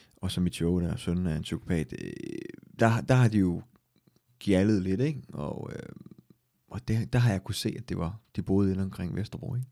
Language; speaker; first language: Danish; native; Danish